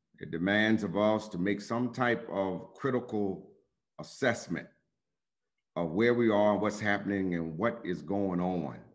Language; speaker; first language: English; native; English